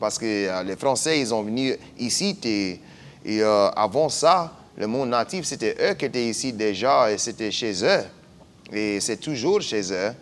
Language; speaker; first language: French; non-native, fluent; English